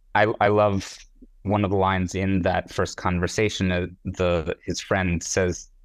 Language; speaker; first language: English; non-native, fluent; Hebrew